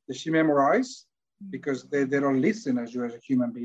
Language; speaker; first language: English; non-native, fluent; Spanish